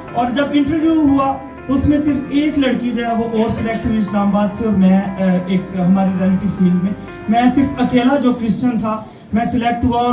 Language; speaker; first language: Urdu; non-native, local second language; Punjabi